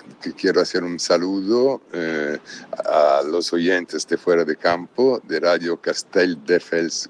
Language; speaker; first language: Spanish; non-native, learner; Italian